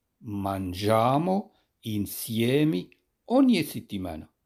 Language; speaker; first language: Italian; non-native, fluent; Arabic